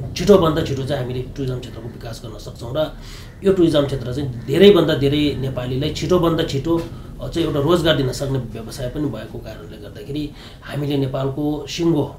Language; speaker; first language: Nepali; non-native, local second language; Sherpa